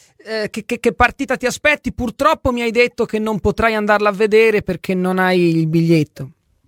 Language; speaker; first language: Italian; native; Italian